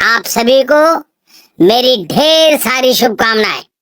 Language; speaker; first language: Hindi; non-native, local second language; Marathi